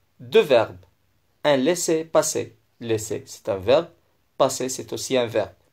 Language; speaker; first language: French; non-native, local second language; Arabic